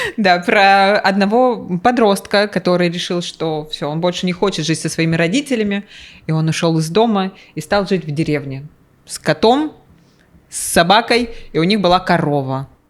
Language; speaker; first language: Russian; native; Russian